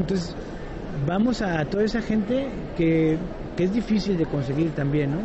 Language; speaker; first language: Spanish; native; Spanish